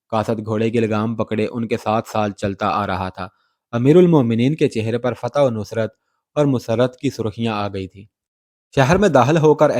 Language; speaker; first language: Urdu; native; Urdu